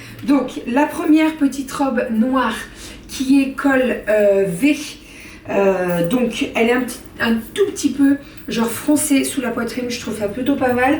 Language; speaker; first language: French; native; French